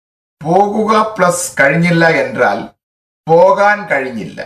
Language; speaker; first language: Malayalam; non-native, fluent; Tamil